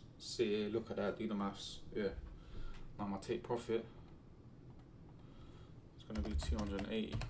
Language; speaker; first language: English; native; English